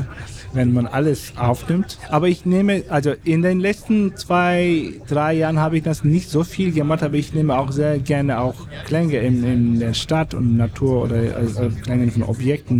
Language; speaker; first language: German; non-native, fluent; Turkish